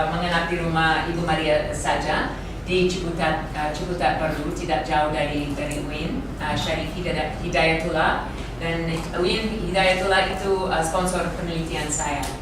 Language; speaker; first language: Indonesian; non-native, fluent; English